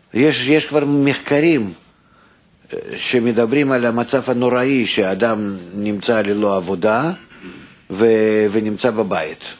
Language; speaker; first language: Hebrew; non-native, fluent; Russian